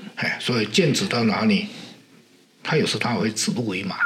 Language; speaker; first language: Chinese; non-native, local second language; Min Nan Chinese